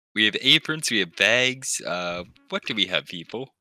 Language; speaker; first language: English; native; English